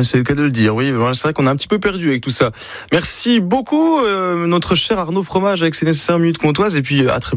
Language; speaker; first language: French; native; French